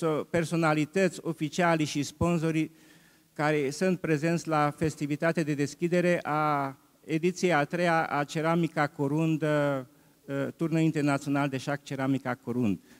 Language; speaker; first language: Romanian; non-native, local second language; Hungarian